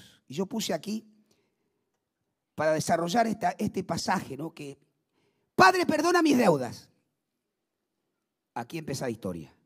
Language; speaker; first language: Spanish; native; Spanish